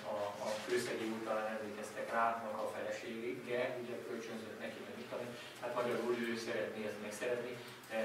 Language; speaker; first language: Hungarian; native; Hungarian